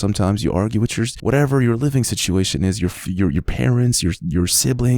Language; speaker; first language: English; native; English